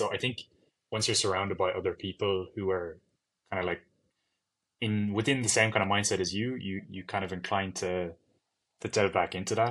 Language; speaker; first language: English; native; English